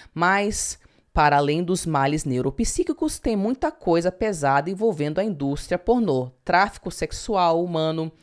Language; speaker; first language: Portuguese; early bilingual, heritage; English